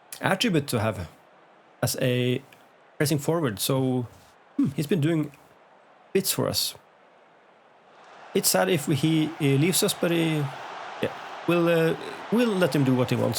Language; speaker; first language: English; non-native, fluent; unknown